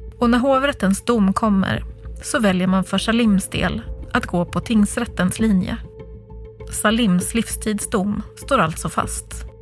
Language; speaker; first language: Swedish; native; Swedish